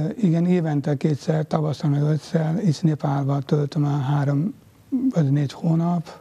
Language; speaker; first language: Hungarian; non-native, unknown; Nepali